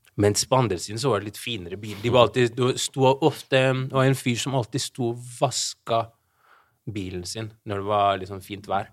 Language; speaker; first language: Norwegian; early bilingual, other home language; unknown